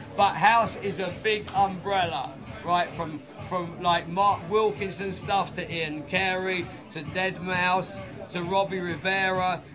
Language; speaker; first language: English; native; English